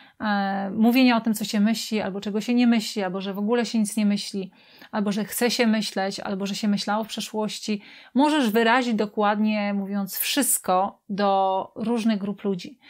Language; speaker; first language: Polish; native; Polish